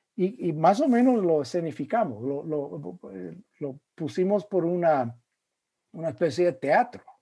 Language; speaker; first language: Spanish; non-native, fluent; English